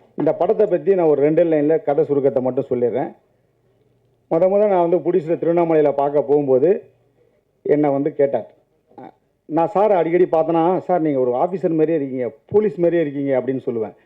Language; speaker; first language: Tamil; native; Tamil